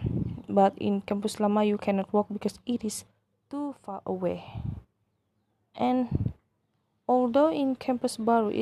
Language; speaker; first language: English; non-native, local second language; Malay